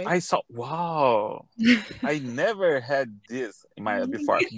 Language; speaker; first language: English; non-native, learner; Portuguese